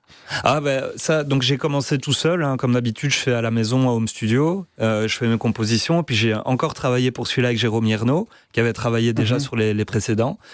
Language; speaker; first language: French; native; French